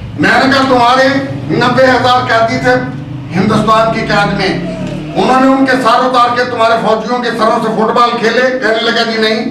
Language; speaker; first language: Urdu; non-native, local second language; Punjabi